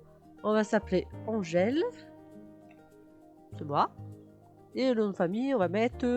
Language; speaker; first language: French; native; French